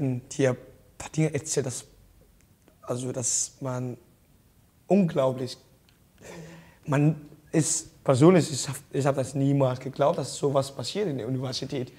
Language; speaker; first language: German; non-native, learner; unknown